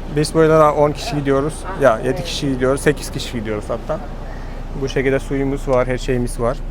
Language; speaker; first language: Turkish; non-native, fluent; Hindi